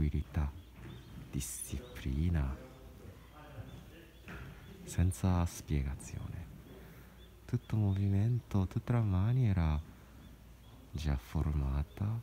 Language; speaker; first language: Italian; non-native, learner; Japanese